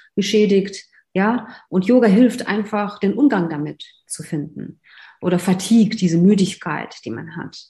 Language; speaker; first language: German; non-native, fluent; Russian